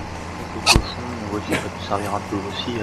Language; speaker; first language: French; native; French